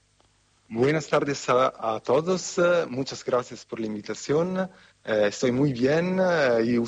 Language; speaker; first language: Spanish; non-native, fluent; Italian